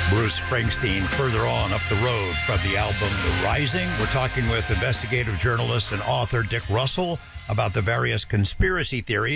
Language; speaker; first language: English; native; English